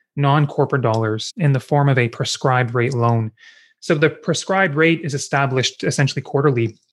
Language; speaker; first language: English; native; English